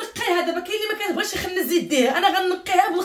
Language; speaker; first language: Arabic; native; Arabic